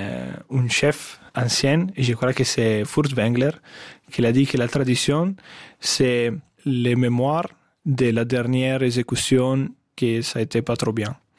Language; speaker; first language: French; non-native, fluent; Italian